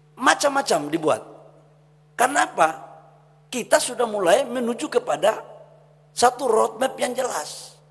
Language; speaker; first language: Indonesian; native; Indonesian